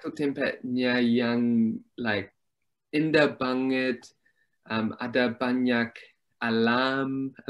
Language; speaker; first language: Indonesian; non-native, learner; English